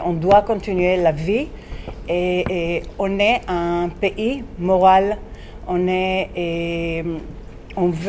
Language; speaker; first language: French; non-native, fluent; Hebrew